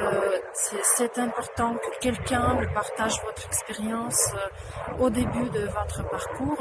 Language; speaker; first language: French; non-native, fluent; Russian